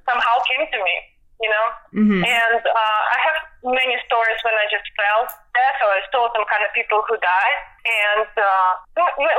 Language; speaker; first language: English; non-native, fluent; Russian